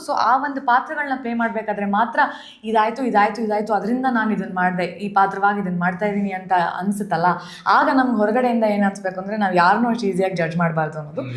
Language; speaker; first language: Kannada; native; Kannada